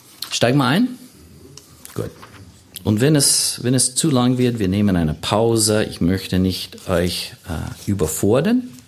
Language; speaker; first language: German; non-native, fluent; English